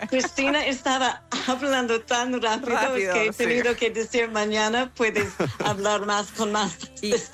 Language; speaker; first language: Spanish; non-native, learner; English